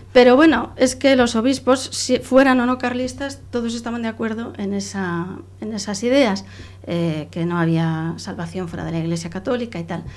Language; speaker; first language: Spanish; non-native, local second language; Catalan